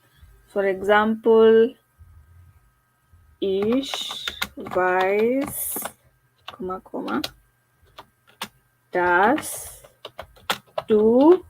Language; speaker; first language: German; non-native, learner; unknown